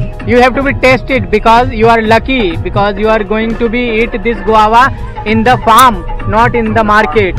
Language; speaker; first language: English; non-native, local second language; Hindi